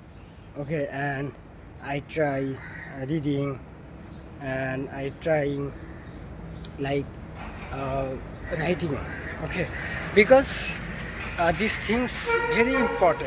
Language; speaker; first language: English; non-native, learner; Bangla